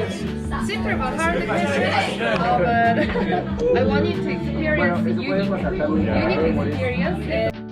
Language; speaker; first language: English; non-native, learner; Korean